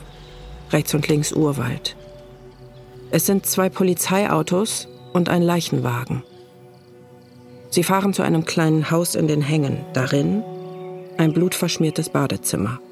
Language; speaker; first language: German; native; German